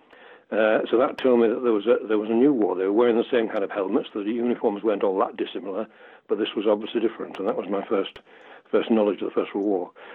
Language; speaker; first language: English; native; English